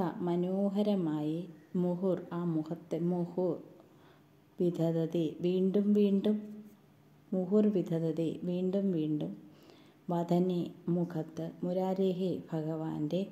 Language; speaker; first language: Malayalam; native; Malayalam